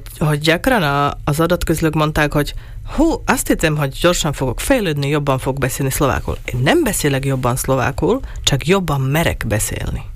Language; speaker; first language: Hungarian; non-native, local second language; Slovak